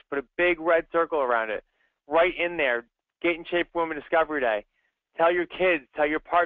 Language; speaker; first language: English; native; English